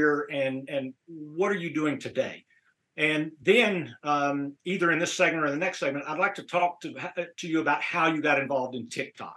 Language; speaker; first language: English; native; English